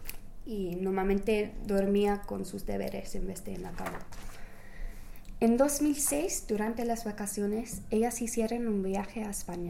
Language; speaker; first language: Spanish; non-native, fluent; English